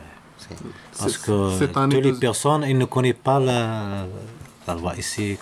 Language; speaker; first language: French; non-native, learner; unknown